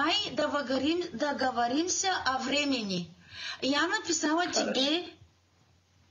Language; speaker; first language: Russian; non-native, learner; Bulgarian